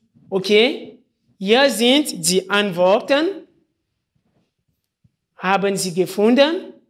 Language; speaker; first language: German; non-native, fluent; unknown